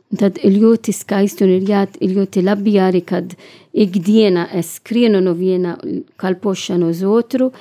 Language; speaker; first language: Latvian; non-native, learner; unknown